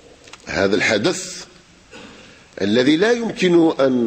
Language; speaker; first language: Arabic; native; Arabic